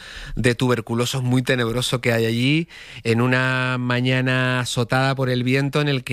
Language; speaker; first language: Spanish; native; Spanish